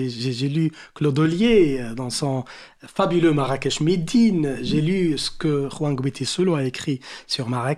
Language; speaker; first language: French; non-native, local second language; Arabic